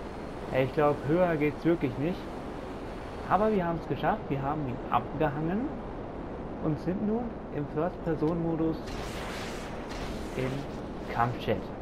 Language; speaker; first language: German; native; German